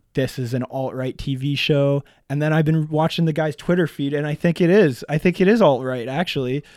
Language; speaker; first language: English; native; English